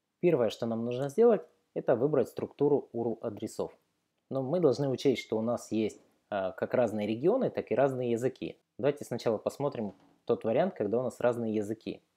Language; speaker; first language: Russian; native; Russian